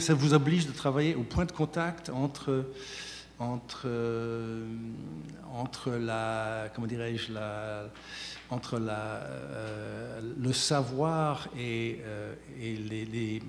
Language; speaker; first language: French; native; French